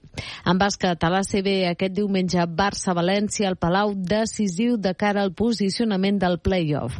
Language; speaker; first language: Catalan; native; Catalan